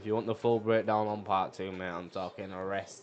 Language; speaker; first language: English; native; English